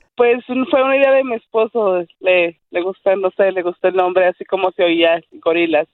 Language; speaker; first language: Spanish; native; Spanish